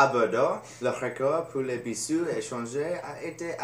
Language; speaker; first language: French; non-native, learner; English